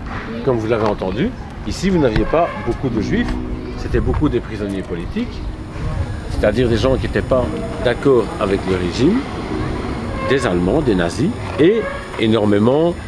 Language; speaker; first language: French; native; French